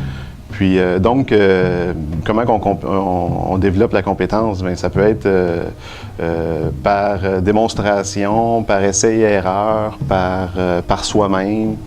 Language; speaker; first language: French; native; French